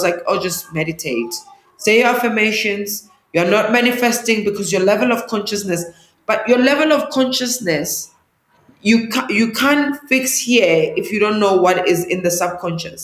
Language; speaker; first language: English; non-native, local second language; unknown